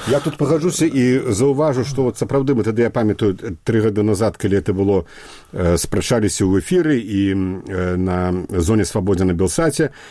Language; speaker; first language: Belarusian; native; Belarusian